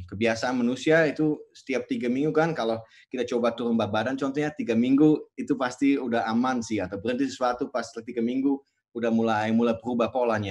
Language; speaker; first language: Indonesian; non-native, fluent; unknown